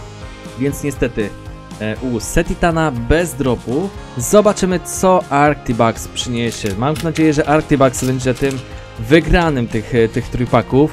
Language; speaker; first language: Polish; native; Polish